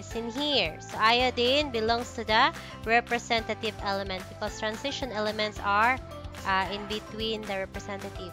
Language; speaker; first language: English; non-native, local second language; Cebuano